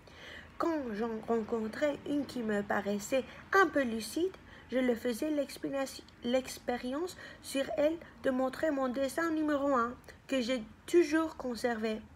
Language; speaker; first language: French; non-native, fluent; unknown